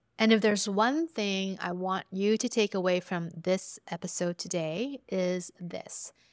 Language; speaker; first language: English; early bilingual, other home language; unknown